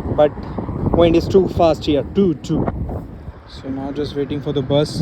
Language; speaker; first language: English; non-native, local second language; Hindi